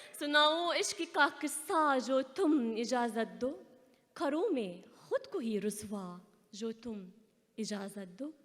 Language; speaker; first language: Urdu; non-native, fluent; Arabic